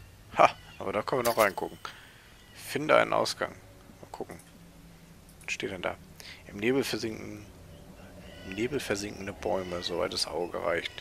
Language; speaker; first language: German; native; German